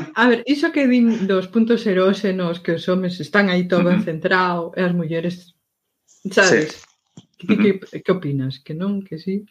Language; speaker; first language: Galician; non-native, local second language; Spanish